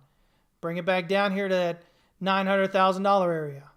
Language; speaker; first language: English; native; English